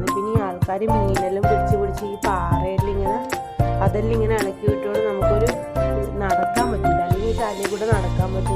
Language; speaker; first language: Malayalam; native; Malayalam